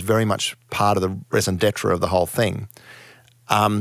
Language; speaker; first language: English; native; English